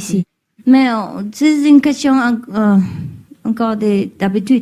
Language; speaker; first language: French; non-native, learner; Vietnamese